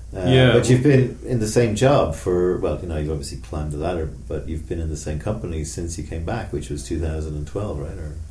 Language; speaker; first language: English; native; English